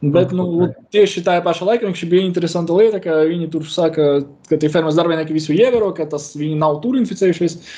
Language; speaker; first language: Latvian; non-native, local second language; Russian